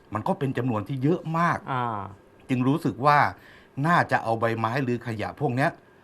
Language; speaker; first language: Thai; native; Thai